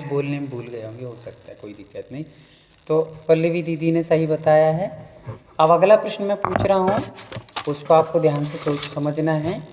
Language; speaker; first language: Hindi; native; Hindi